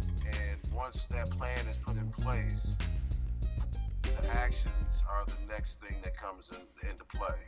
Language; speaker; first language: English; native; English